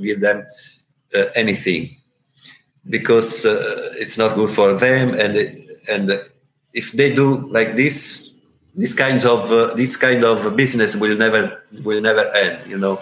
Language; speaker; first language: English; non-native, learner; Italian